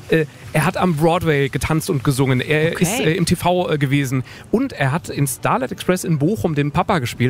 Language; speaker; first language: German; native; German